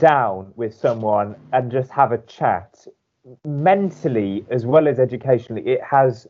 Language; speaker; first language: English; native; English